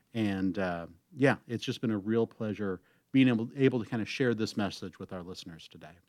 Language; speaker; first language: English; native; English